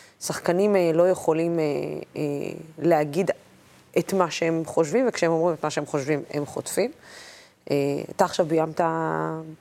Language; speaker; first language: Hebrew; non-native, local second language; Arabic